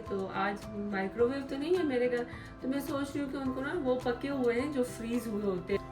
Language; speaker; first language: Urdu; non-native, local second language; Northern Hindko